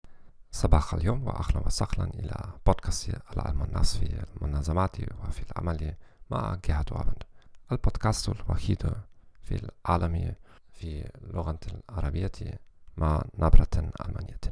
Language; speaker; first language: Arabic; non-native, learner; German